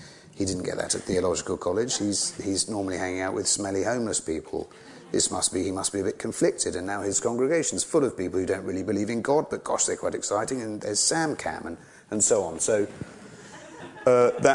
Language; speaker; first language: English; native; English